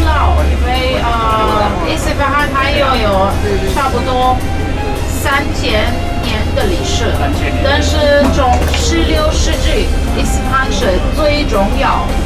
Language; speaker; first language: Chinese; non-native, learner; Persian